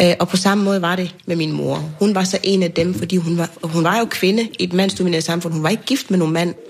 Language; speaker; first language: Danish; early bilingual, other home language; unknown